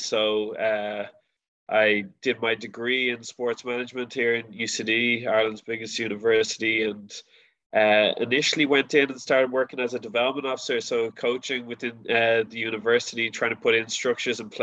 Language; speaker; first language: English; native; English